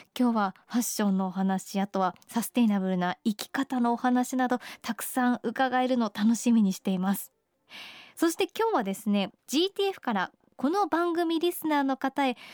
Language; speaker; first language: Japanese; native; Japanese